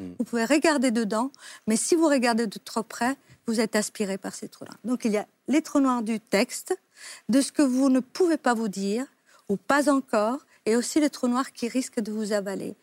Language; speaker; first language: French; non-native, fluent; Italian